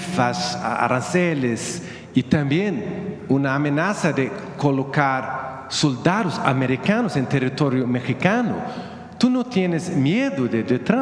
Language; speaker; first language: Spanish; non-native, fluent; Swedish